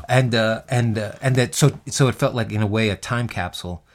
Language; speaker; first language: English; native; English